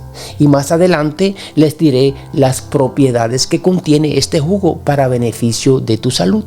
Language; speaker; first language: Spanish; native; Spanish